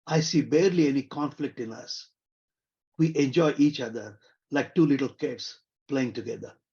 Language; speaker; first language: English; non-native, local second language; Marathi